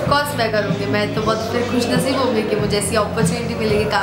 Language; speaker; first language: Hindi; native; Hindi